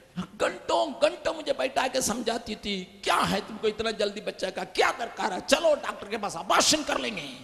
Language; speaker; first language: Hindi; non-native, local second language; Tamil